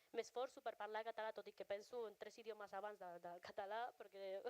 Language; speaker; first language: Catalan; non-native, local second language; Spanish